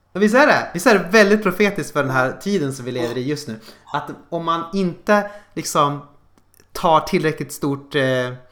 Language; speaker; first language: Swedish; native; Swedish